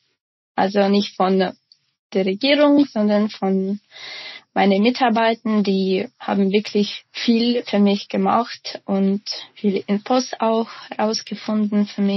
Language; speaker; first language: German; non-native, fluent; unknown